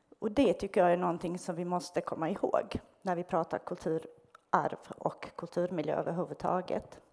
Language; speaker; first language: Swedish; non-native, fluent; Bosnian